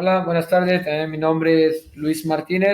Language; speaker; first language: Spanish; native; Spanish